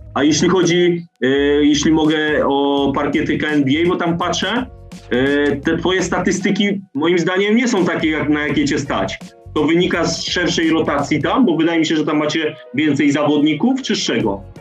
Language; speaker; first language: Polish; native; Polish